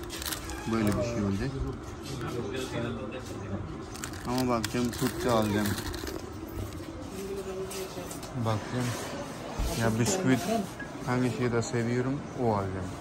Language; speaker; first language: Turkish; non-native, learner; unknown